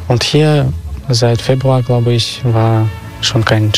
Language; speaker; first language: German; non-native, fluent; Russian